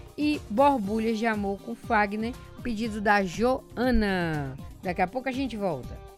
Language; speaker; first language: Portuguese; native; Portuguese